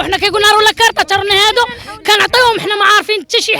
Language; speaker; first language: Arabic; native; Arabic